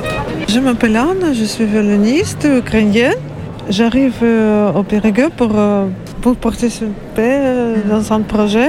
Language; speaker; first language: French; non-native, learner; Ukrainian